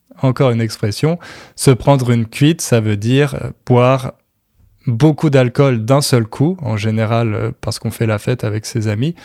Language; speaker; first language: French; native; French